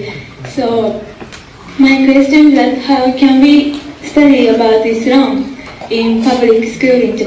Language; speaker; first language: English; non-native, learner; Japanese